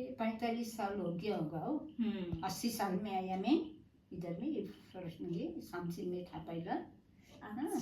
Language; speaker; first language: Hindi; non-native, local second language; Nepali